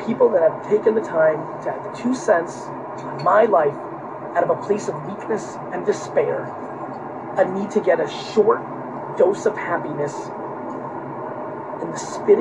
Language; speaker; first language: English; early bilingual, other home language; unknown